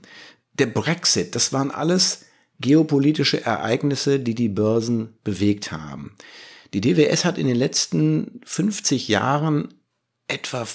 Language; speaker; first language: German; native; German